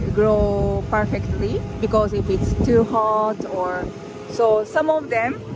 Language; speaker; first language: English; non-native, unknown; Japanese